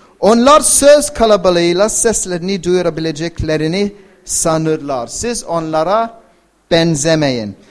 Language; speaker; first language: Turkish; non-native, fluent; English